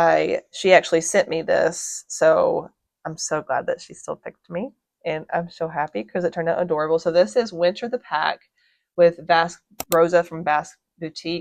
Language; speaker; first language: English; native; English